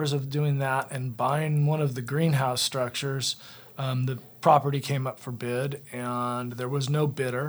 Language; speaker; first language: English; native; English